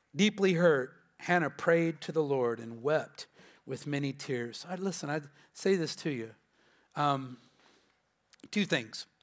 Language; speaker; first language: English; native; English